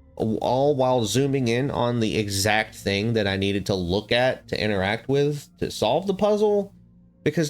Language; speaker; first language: English; native; English